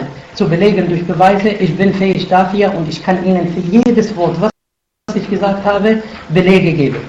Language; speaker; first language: German; non-native, fluent; Arabic